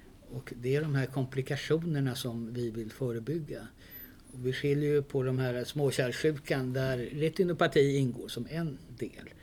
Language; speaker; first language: Swedish; native; Swedish